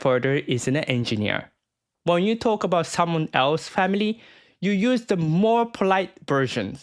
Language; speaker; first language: English; non-native, fluent; Japanese